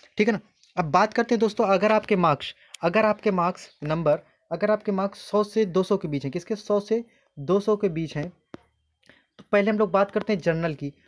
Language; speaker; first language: Hindi; native; Hindi